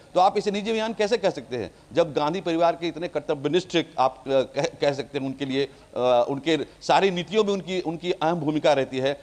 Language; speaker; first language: Hindi; native; Hindi